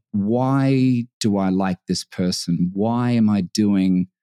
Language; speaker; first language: English; native; English